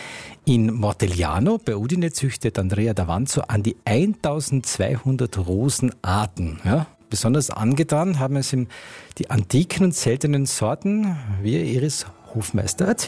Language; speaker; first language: German; native; German